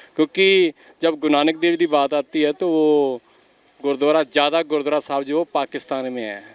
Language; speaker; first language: Hindi; non-native, local second language; Punjabi